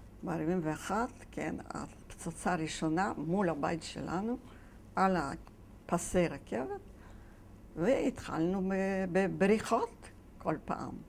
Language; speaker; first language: Hebrew; non-native, fluent; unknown